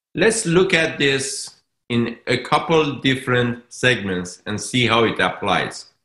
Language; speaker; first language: English; non-native, fluent; Persian